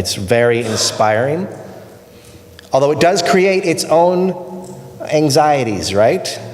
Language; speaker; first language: English; native; English